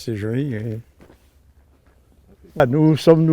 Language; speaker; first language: French; native; French